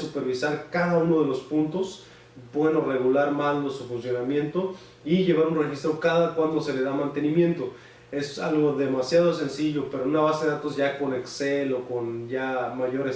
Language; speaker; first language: Spanish; native; Spanish